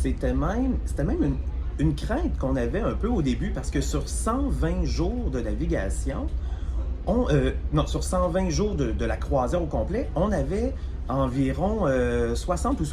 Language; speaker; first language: French; native; French